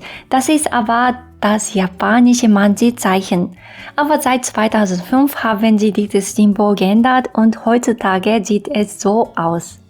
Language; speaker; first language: German; non-native, fluent; Japanese